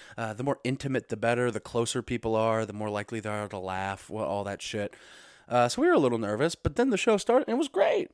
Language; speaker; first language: English; native; English